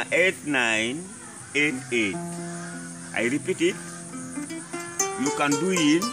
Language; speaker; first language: English; non-native, learner; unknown